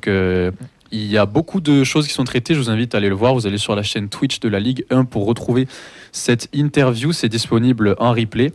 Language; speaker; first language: French; native; French